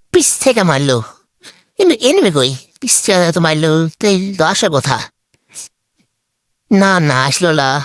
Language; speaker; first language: Bangla; native; Bangla